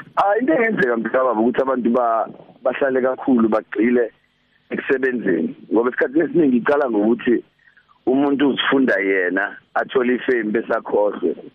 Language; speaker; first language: Zulu; native; Zulu